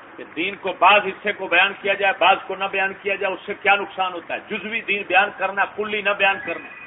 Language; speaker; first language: Urdu; non-native, local second language; Punjabi